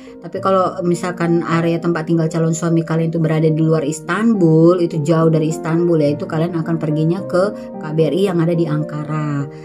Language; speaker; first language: Indonesian; native; Indonesian